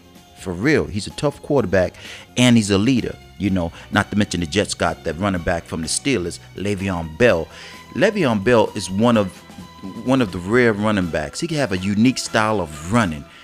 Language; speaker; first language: English; native; English